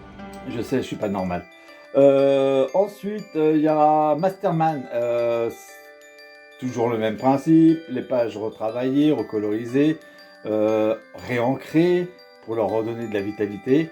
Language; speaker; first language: French; native; French